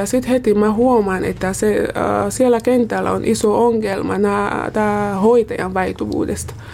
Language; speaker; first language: Finnish; non-native, fluent; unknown